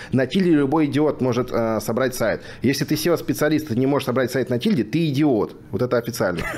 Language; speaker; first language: Russian; native; Russian